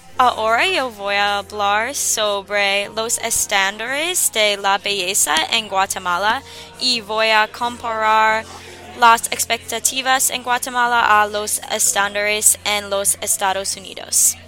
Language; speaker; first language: Spanish; non-native, learner; English